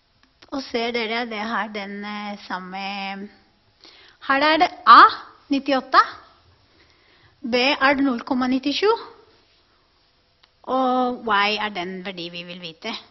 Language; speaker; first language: Norwegian; non-native, fluent; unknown